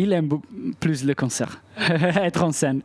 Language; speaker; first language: French; non-native, local second language; Italian